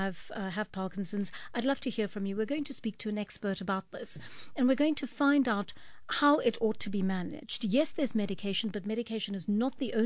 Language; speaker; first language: English; native; English